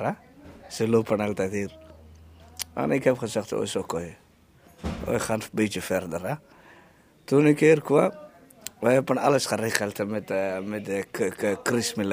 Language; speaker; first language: Dutch; non-native, learner; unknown